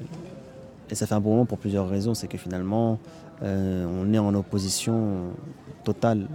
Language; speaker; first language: French; native; French